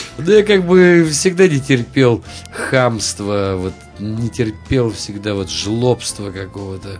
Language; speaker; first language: Russian; native; Russian